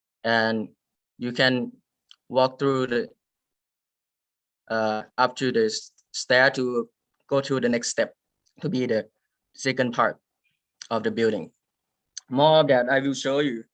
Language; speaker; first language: English; non-native, learner; Lao